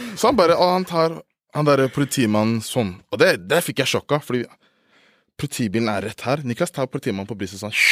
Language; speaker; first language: Norwegian; early bilingual, other home language; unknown